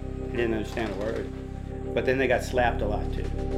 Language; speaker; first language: English; native; English